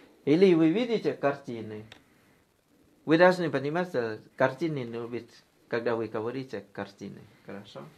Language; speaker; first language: Russian; non-native, learner; Thai